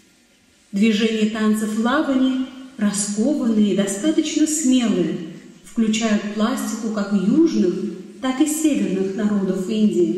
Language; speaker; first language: Russian; native; Russian